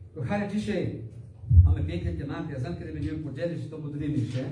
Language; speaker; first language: Polish; non-native, learner; Portuguese